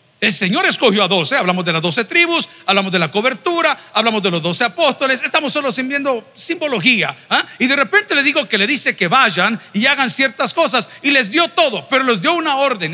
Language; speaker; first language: Spanish; native; Spanish